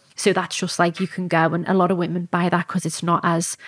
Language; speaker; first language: English; native; English